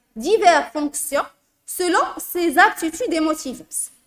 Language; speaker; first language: French; non-native, local second language; Arabic